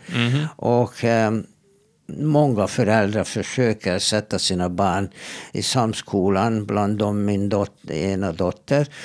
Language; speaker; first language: Swedish; non-native, fluent; Hungarian